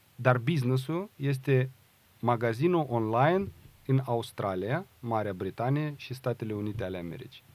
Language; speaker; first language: Romanian; non-native, local second language; Russian